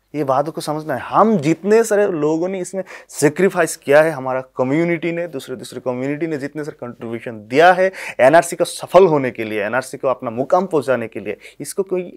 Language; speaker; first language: Hindi; non-native, local second language; Bangla